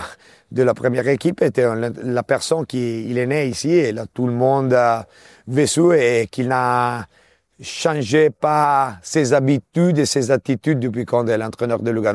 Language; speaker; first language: French; non-native, local second language; Italian